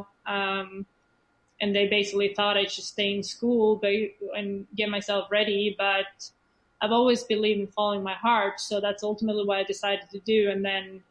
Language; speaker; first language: English; non-native, fluent; Swedish